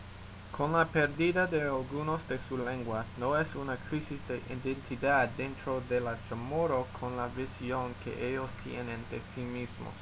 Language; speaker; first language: Spanish; non-native, learner; English